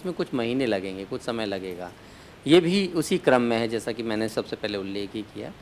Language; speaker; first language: Hindi; native; Hindi